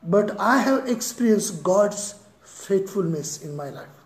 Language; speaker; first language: English; non-native, local second language; Marathi